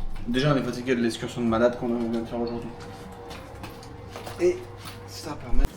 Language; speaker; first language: French; native; French